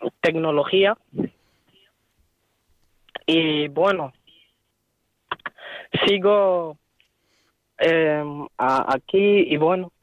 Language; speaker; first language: Spanish; non-native, learner; Arabic